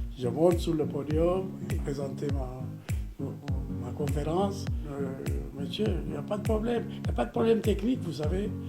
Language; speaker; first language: French; non-native, fluent; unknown